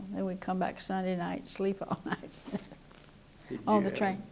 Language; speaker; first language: English; native; English